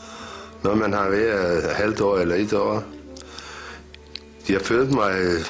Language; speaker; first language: Danish; non-native, fluent; Turkish